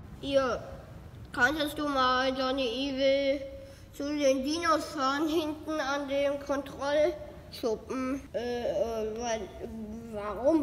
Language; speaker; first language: German; native; German